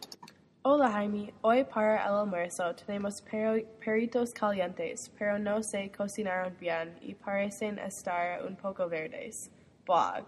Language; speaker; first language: Spanish; non-native, learner; English